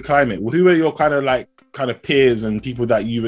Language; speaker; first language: English; native; English